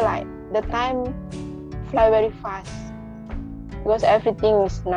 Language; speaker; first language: English; non-native, local second language; Indonesian